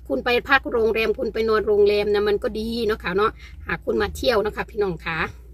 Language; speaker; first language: Thai; native; Thai